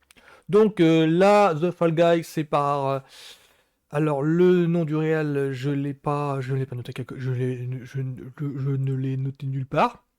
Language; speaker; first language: French; native; French